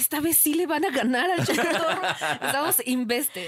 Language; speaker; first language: Spanish; native; Spanish